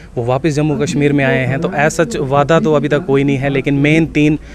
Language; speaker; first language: Hindi; native; Hindi